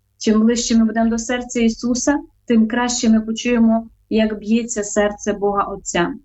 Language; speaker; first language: Ukrainian; native; Ukrainian